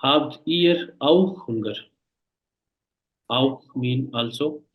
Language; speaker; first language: German; non-native, fluent; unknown